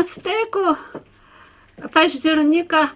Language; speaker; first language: Polish; early bilingual, heritage; Polish